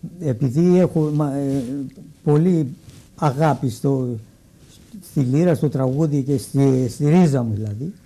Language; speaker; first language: Greek; native; Greek